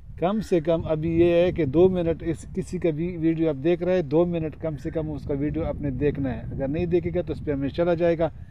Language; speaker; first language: Urdu; non-native, local second language; Pashto